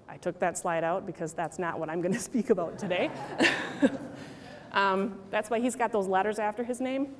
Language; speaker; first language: English; native; English